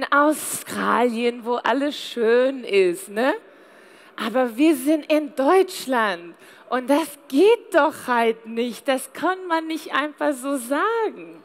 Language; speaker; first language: German; non-native, fluent; English